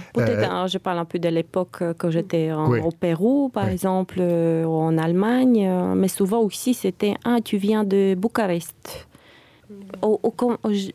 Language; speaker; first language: French; non-native, fluent; Bulgarian